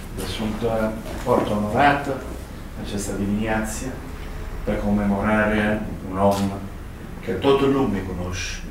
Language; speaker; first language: Romanian; non-native, learner; Italian